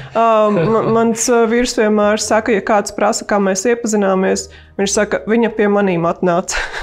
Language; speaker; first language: Latvian; native; Latvian